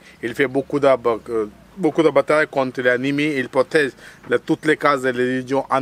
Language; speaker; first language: French; non-native, fluent; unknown